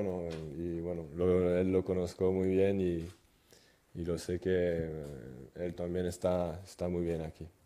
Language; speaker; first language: Spanish; non-native, fluent; French